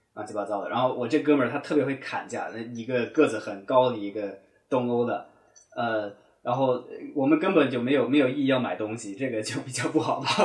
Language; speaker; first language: Chinese; non-native, fluent; English